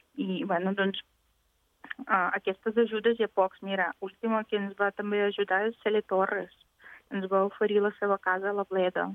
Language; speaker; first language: Catalan; non-native, fluent; Ukrainian